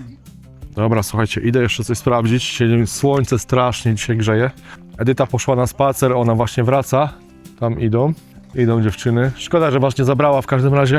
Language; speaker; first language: Polish; native; Polish